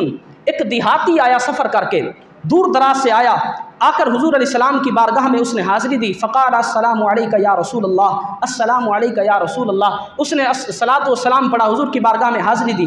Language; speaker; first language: Urdu; native; Urdu